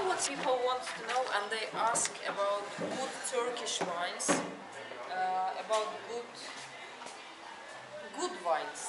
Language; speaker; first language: English; non-native, fluent; Russian